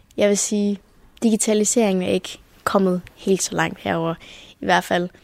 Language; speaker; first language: Danish; early bilingual, heritage; Danish